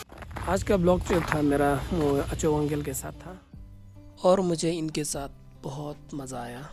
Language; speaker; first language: Hindi; non-native, learner; Tibetan